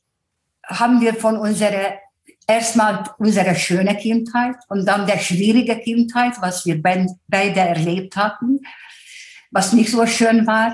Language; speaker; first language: German; non-native, fluent; Hungarian